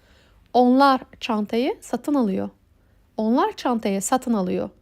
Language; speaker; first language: Turkish; non-native, fluent; Uzbek